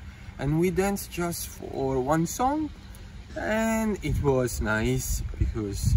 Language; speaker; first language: English; non-native, fluent; Italian